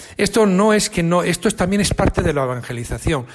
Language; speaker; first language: Spanish; native; Spanish